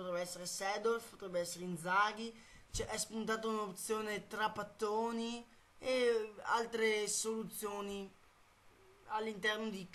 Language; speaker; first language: Italian; native; Italian